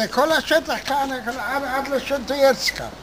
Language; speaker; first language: Hebrew; non-native, fluent; Polish